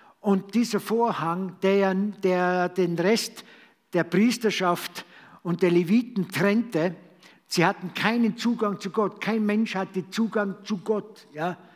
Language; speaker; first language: German; native; German